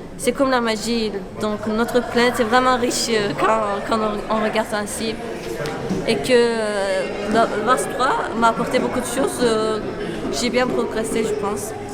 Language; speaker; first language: French; non-native, learner; Turkish